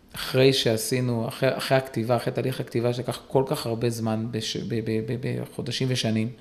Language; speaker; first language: Hebrew; native; Hebrew